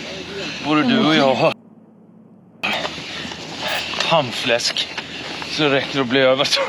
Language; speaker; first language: Swedish; native; Swedish